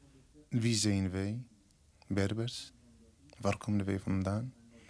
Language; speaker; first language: Dutch; non-native, learner; Berber languages